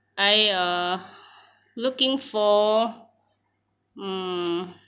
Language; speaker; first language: English; non-native, learner; Thai